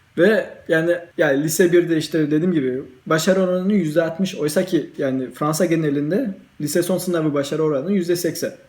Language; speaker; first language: Turkish; early bilingual, heritage; Turkish